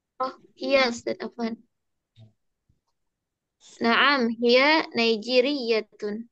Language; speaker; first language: Arabic; non-native, learner; Indonesian